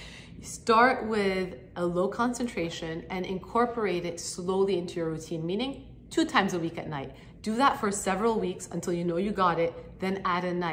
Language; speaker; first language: English; native; English